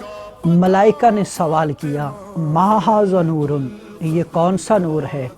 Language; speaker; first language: Urdu; native; Urdu